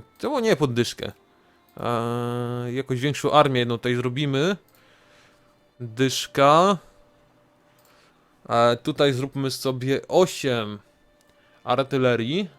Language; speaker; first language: Polish; native; Polish